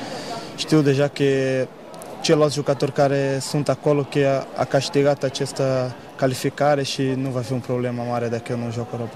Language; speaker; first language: Romanian; non-native, learner; Portuguese